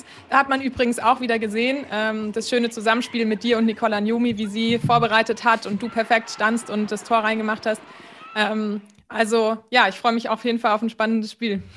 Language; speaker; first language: German; native; German